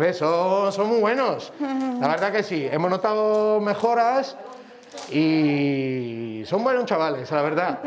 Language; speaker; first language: Spanish; non-native, fluent; Italian